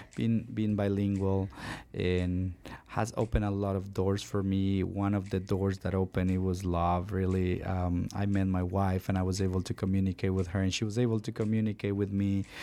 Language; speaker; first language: English; non-native, fluent; Spanish